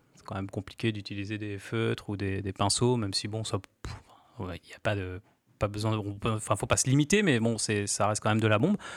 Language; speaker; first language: French; native; French